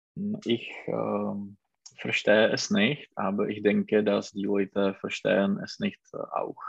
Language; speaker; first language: German; non-native, learner; Czech